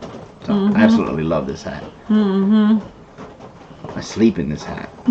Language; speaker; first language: English; native; English